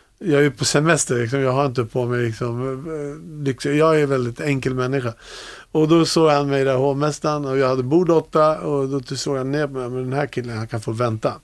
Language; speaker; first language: Swedish; early bilingual, other home language; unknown